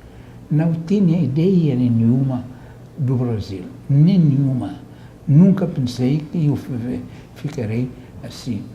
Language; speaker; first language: Portuguese; non-native, fluent; Arabic